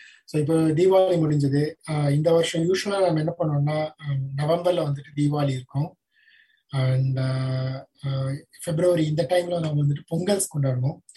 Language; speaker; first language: Tamil; native; Tamil